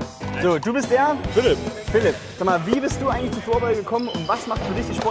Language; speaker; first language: German; native; German